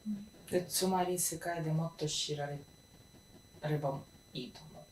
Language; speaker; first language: Japanese; non-native, fluent; Russian